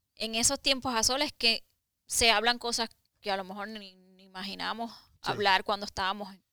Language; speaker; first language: Spanish; native; Spanish